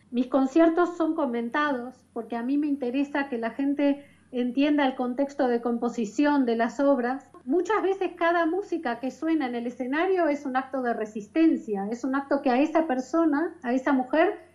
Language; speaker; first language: Spanish; native; Spanish